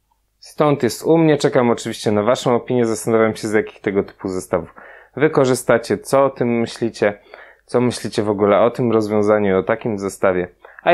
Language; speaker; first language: Polish; native; Polish